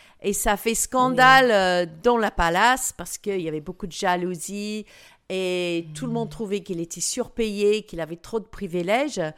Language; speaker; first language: French; non-native, fluent; English